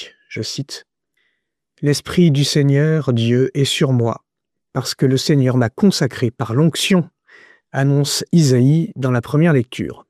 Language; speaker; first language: French; native; French